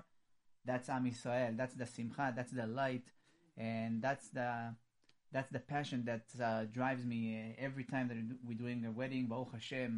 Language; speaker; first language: English; non-native, fluent; Hebrew